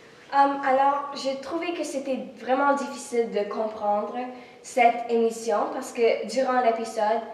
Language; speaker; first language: French; non-native, local second language; English